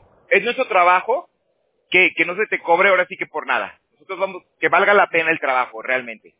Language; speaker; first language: Spanish; native; Spanish